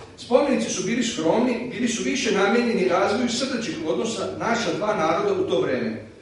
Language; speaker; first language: Serbian; native; Serbian